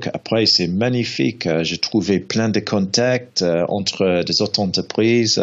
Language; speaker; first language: French; non-native, learner; English